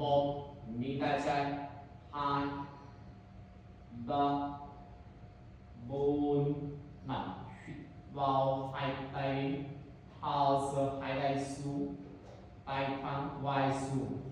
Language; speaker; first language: Vietnamese; non-native, learner; Indonesian